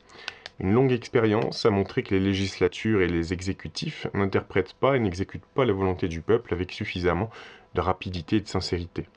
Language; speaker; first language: French; native; French